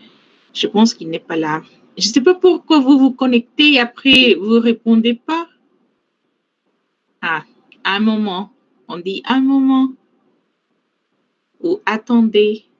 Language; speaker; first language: French; non-native, fluent; Spanish